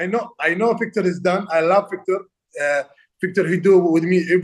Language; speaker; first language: English; non-native, learner; Arabic